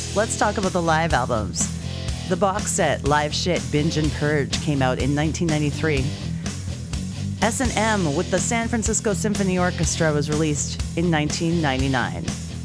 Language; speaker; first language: English; native; English